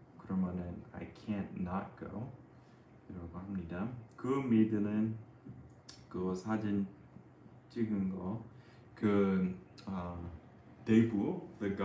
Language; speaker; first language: Korean; non-native, fluent; English